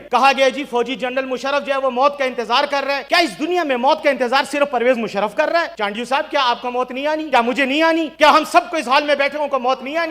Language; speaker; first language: Urdu; non-native, local second language; Pashto